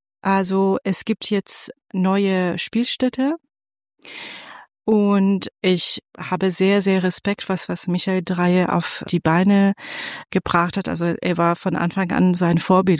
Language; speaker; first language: German; non-native, fluent; Persian